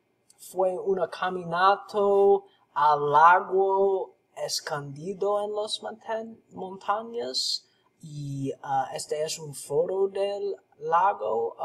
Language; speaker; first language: Spanish; non-native, learner; English